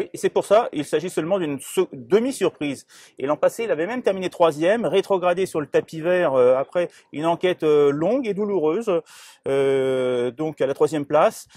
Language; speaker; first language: French; native; French